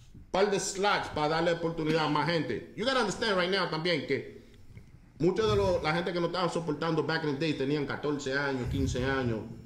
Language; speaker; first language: Spanish; native; Spanish